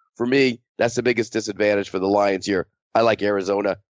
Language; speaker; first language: English; native; English